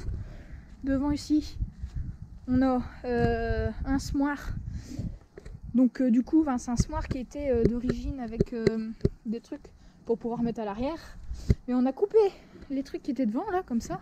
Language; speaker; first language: French; native; French